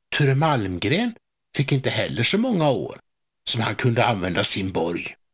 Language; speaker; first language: Swedish; native; Swedish